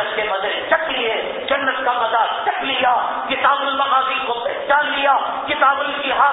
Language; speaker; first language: Urdu; native; Urdu